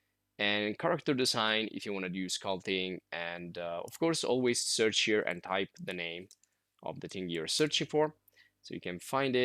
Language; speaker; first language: English; non-native, fluent; Italian